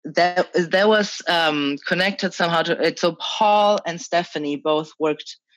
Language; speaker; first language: English; early bilingual, other home language; Chinese